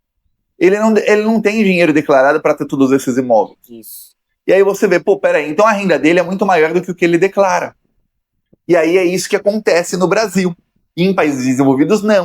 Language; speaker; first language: Portuguese; native; Portuguese